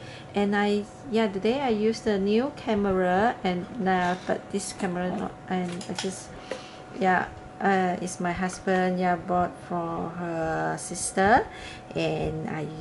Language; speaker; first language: English; non-native, learner; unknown